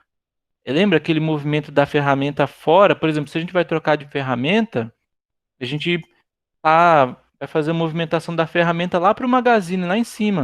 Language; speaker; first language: Portuguese; native; Portuguese